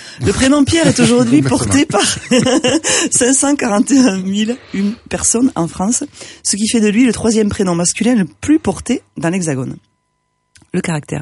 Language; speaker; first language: French; native; French